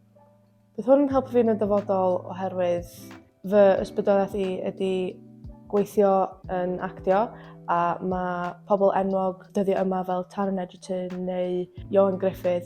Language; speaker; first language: Welsh; non-native, local second language; English